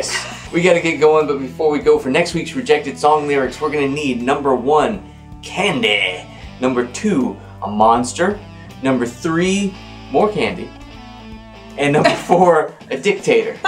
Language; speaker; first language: English; native; English